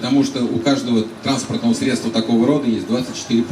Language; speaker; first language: Russian; native; Russian